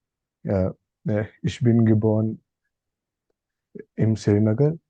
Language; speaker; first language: German; non-native, learner; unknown